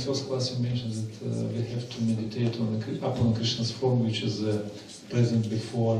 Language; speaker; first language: Russian; native; Russian